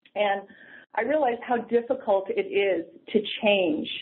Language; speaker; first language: English; native; English